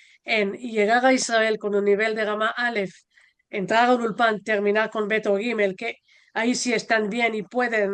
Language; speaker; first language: Spanish; non-native, fluent; Hebrew